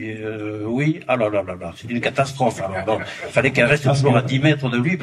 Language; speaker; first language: French; native; French